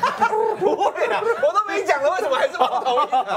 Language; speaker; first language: Chinese; native; Chinese